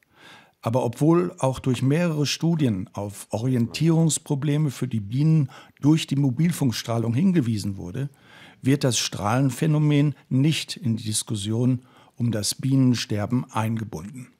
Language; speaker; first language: German; native; German